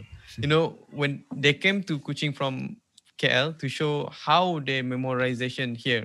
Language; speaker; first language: English; non-native, local second language; Malay